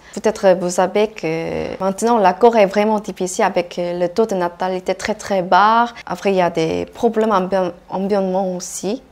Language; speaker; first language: French; non-native, fluent; Korean